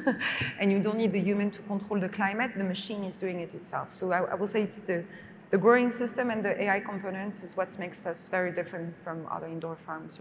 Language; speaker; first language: English; non-native, fluent; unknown